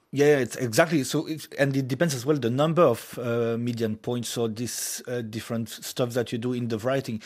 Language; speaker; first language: English; non-native, fluent; French